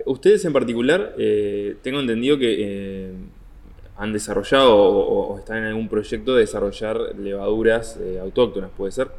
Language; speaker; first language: Spanish; native; Spanish